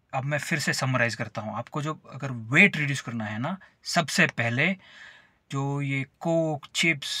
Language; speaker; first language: Hindi; non-native, local second language; Marathi